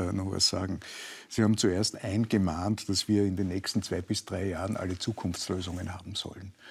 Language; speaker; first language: German; native; German